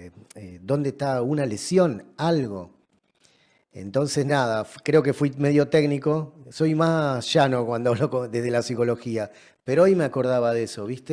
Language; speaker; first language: Spanish; native; Spanish